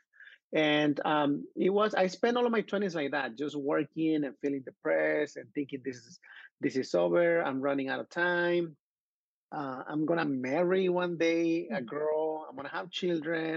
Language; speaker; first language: English; non-native, fluent; Spanish